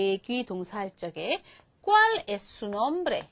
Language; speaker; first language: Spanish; non-native, fluent; Korean